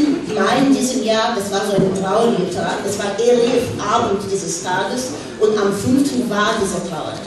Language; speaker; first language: German; non-native, fluent; Russian